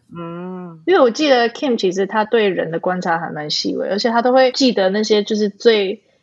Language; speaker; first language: Chinese; early bilingual, heritage; Chinese